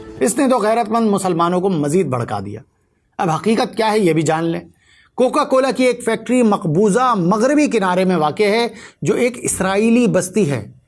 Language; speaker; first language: Urdu; native; Urdu